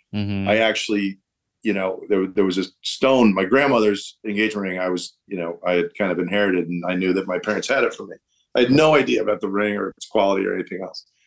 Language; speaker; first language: English; native; English